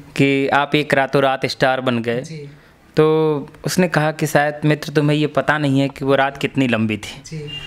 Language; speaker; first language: Hindi; native; Hindi